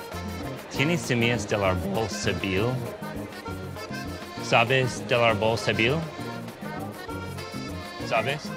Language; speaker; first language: Spanish; non-native, learner; English